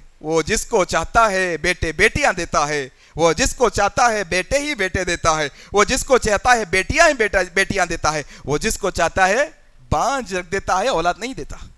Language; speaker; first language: Urdu; native; Urdu